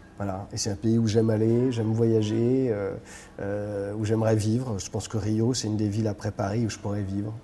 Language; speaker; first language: French; native; French